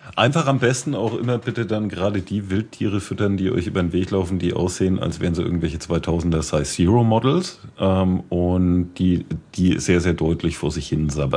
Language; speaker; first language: German; native; German